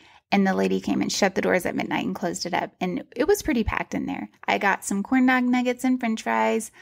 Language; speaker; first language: English; native; English